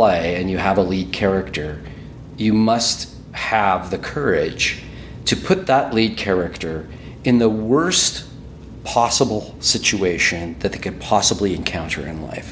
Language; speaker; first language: English; early bilingual, other home language; German